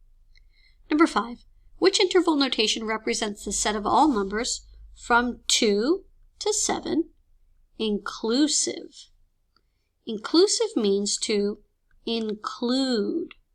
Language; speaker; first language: English; native; English